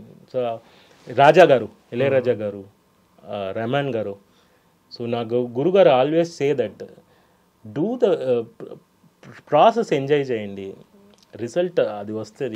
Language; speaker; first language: Telugu; non-native, local second language; Tamil